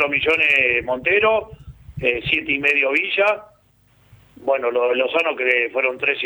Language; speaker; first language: Spanish; native; Spanish